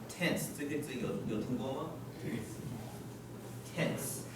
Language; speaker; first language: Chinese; non-native, fluent; English